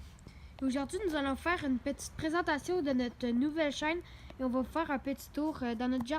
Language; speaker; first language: French; native; French